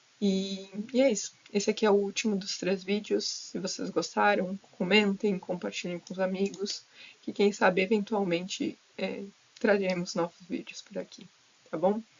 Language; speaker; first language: Portuguese; native; Portuguese